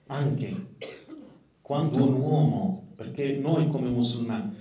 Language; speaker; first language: Italian; non-native, fluent; Arabic